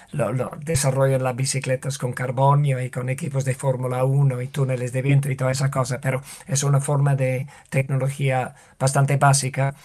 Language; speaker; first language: Spanish; non-native, fluent; English